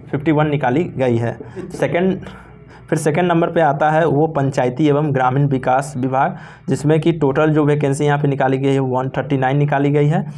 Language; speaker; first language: Hindi; native; Hindi